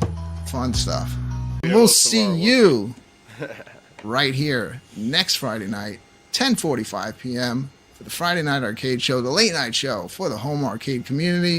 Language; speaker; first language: English; native; English